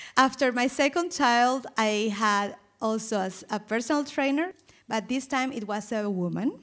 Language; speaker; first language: English; non-native, fluent; Spanish